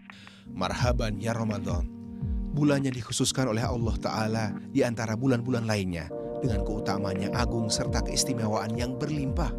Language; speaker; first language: Indonesian; native; Indonesian